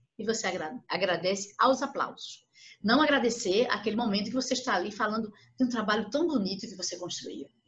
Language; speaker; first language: Portuguese; native; Portuguese